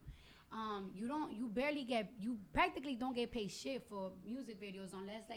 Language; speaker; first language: English; early bilingual, other home language; Spanish